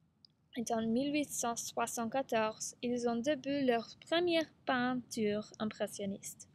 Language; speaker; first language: French; non-native, learner; English